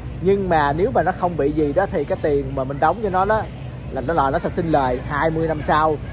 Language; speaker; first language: Vietnamese; native; Vietnamese